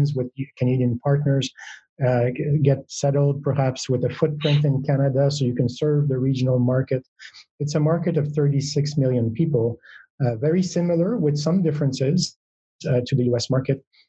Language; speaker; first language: English; non-native, fluent; French